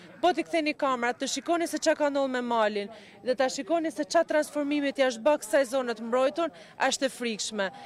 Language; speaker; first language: Albanian; native; Albanian